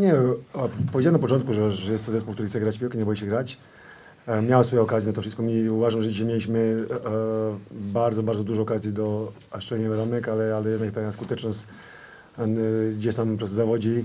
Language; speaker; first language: Polish; non-native, fluent; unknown